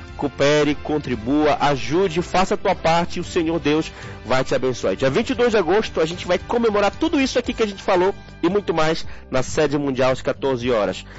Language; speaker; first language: Portuguese; native; Portuguese